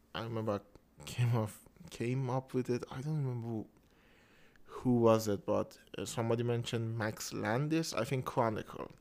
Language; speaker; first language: English; non-native, fluent; Persian